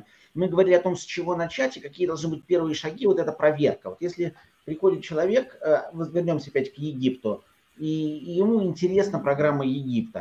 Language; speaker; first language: Russian; native; Russian